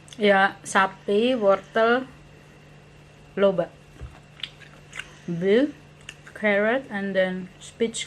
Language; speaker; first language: English; non-native, learner; Indonesian